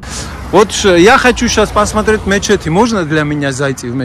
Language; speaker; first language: Russian; non-native, fluent; Georgian